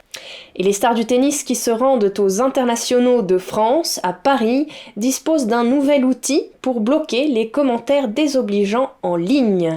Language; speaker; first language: French; native; French